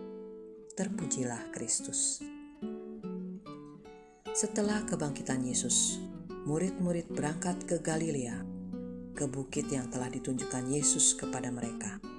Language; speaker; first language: Indonesian; native; Indonesian